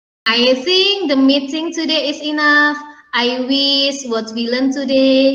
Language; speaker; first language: English; non-native, learner; Indonesian